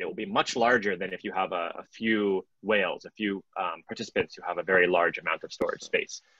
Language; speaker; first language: English; native; English